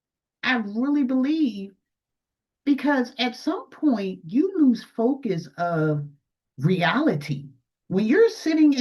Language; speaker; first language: English; native; English